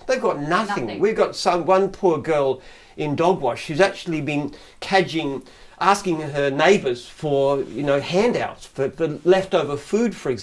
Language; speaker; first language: English; native; English